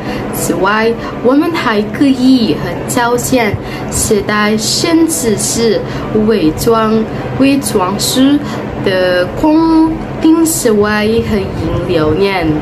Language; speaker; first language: Chinese; non-native, learner; Malay